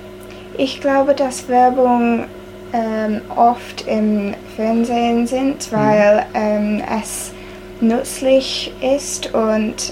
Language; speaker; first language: German; non-native, learner; English